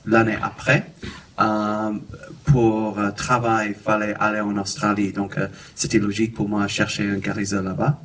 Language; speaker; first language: French; non-native, fluent; English